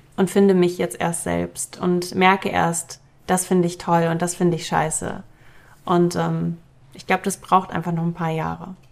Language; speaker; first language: German; early bilingual, other home language; Russian